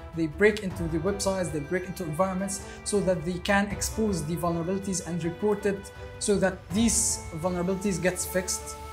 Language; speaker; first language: English; early bilingual, other home language; Arabic